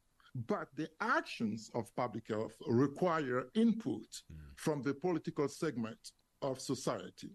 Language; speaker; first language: English; non-native, fluent; French